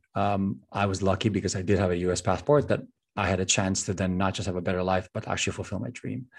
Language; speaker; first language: English; non-native, local second language; Filipino